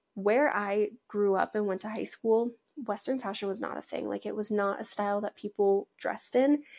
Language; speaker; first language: English; native; English